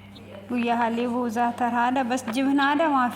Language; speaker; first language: Arabic; non-native, learner; Amharic